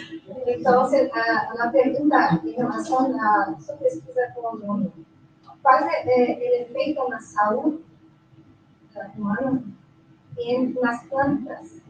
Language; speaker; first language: Spanish; non-native, learner; Portuguese